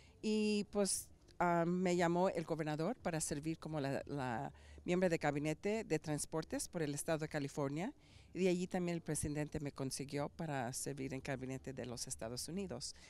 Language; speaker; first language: Spanish; early bilingual, heritage; Spanish